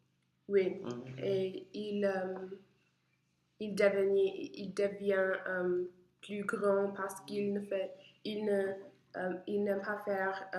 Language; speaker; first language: French; non-native, learner; English